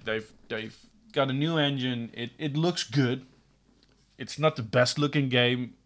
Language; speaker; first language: English; non-native, fluent; Dutch